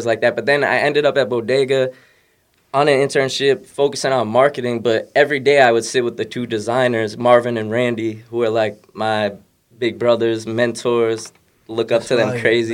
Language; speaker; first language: English; native; English